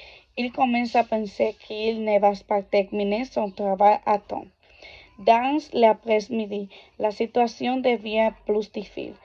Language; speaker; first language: French; non-native, learner; Spanish